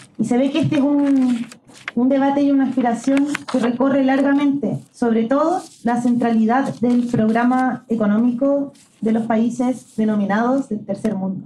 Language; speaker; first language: Spanish; native; Spanish